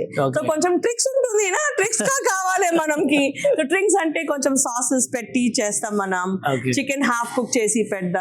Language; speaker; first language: Telugu; non-native, local second language; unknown